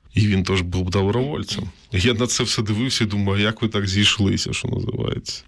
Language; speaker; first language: Ukrainian; non-native, local second language; Russian